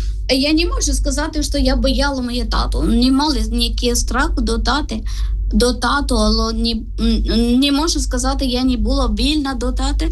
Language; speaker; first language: Ukrainian; non-native, learner; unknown